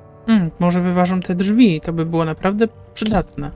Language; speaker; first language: Polish; native; Polish